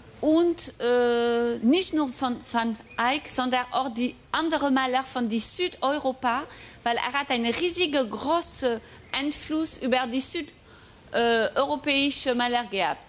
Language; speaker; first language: German; non-native, fluent; French